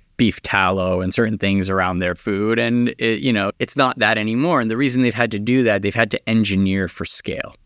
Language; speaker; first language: English; native; English